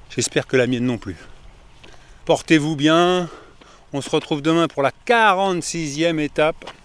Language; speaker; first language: French; native; French